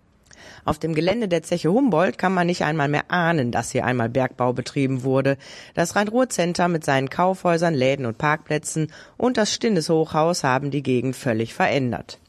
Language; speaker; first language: German; native; German